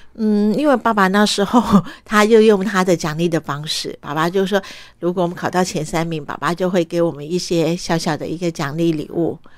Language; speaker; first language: Chinese; early bilingual, other home language; Cantonese